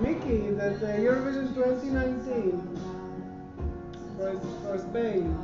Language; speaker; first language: English; non-native, fluent; Hebrew